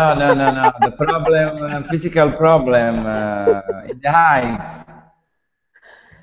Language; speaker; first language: English; non-native, learner; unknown